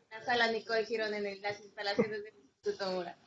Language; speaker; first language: Spanish; native; Spanish